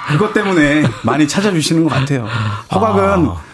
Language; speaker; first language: Korean; native; Korean